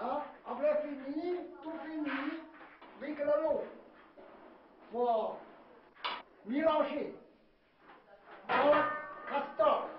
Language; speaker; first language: French; non-native, learner; Chinese